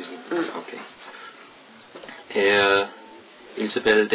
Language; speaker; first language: French; non-native, learner; English